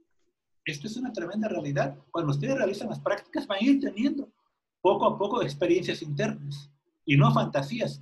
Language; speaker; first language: Spanish; native; Spanish